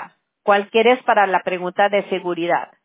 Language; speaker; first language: Spanish; early bilingual, heritage; English